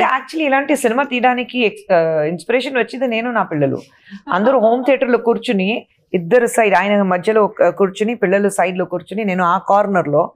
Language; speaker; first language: Telugu; non-native, fluent; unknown